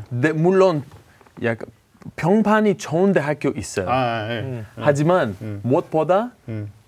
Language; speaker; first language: Korean; non-native, fluent; Greek